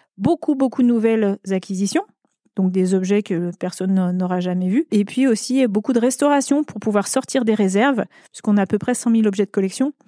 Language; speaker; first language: French; native; French